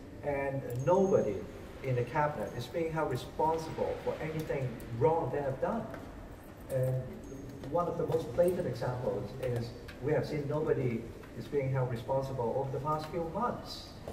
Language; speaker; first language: English; non-native, local second language; Cantonese